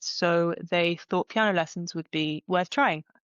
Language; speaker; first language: English; native; English